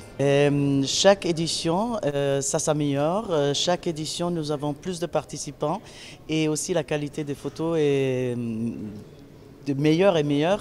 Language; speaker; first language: French; non-native, fluent; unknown